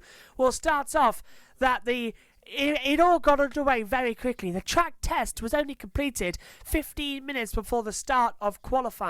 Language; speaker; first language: English; native; English